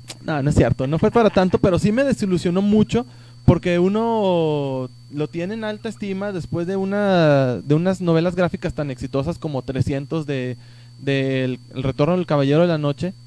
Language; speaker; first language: Spanish; native; Spanish